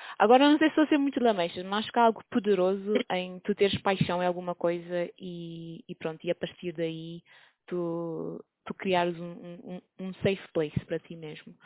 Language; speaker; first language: Portuguese; non-native, local second language; Kabuverdianu